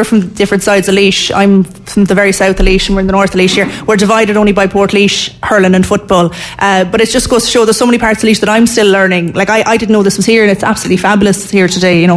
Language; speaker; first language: English; native; English